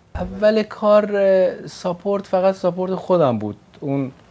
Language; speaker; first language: Persian; non-native, local second language; Kurdish